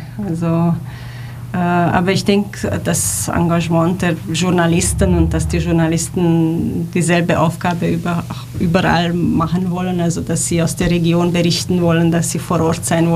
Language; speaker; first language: German; non-native, fluent; Romanian